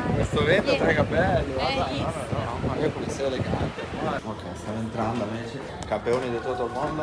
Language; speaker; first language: Italian; native; Italian